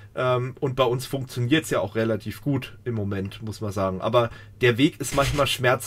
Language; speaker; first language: German; native; German